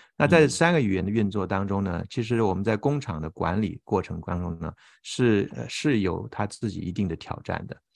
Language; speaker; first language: Chinese; native; Chinese